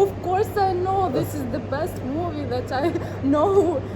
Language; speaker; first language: English; non-native, learner; Russian